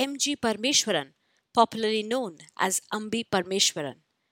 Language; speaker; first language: English; non-native, local second language; Hindi